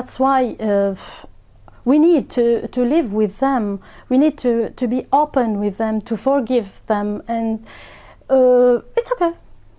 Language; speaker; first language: English; non-native, fluent; Arabic